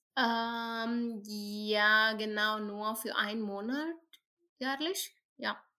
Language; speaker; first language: German; non-native, fluent; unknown